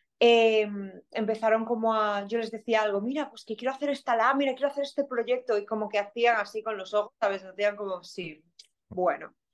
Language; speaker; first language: Spanish; native; Spanish